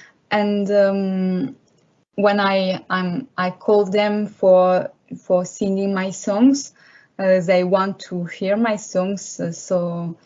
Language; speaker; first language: English; non-native, learner; French